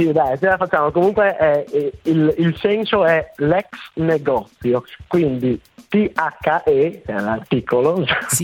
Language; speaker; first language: Italian; native; Italian